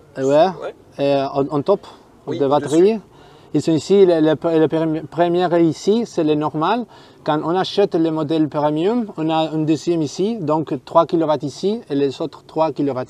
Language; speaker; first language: French; non-native, fluent; Spanish